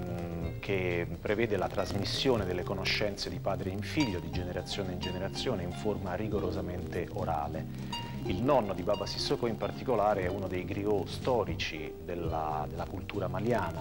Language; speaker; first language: Italian; native; Italian